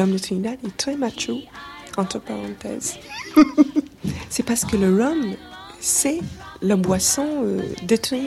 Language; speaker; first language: French; non-native, fluent; English